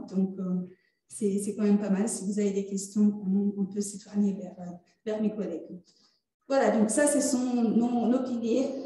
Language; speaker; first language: French; non-native, fluent; Italian